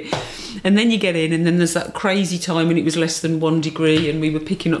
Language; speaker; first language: English; native; English